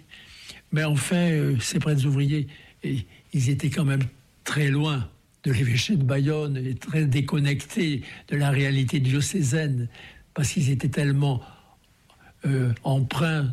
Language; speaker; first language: French; native; French